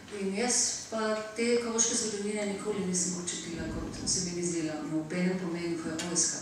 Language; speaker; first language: Slovenian; native; Slovenian